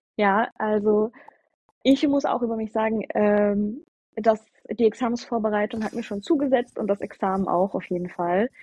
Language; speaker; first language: German; early bilingual, other home language; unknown